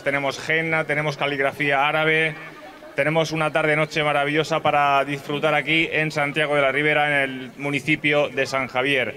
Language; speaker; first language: Spanish; native; Spanish